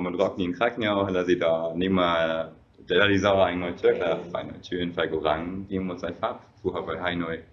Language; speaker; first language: Vietnamese; non-native, fluent; German